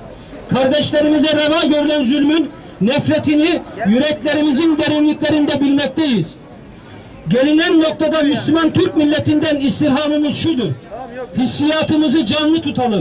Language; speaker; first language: Turkish; native; Turkish